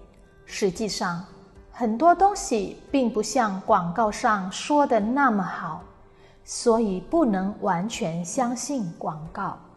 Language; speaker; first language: Chinese; non-native, fluent; Indonesian